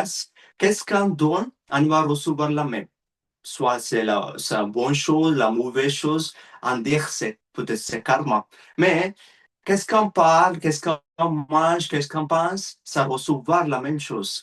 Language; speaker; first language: French; non-native, learner; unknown